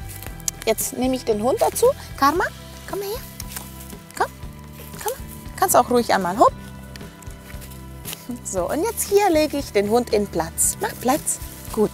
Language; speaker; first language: German; non-native, fluent; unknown